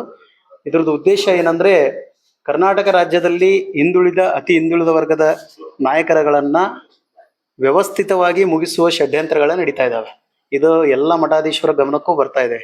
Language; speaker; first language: Kannada; native; Kannada